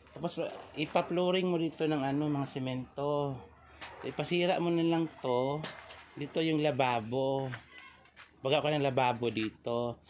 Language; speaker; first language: Filipino; non-native, local second language; Cebuano